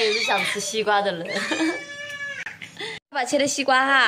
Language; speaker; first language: Chinese; native; Chinese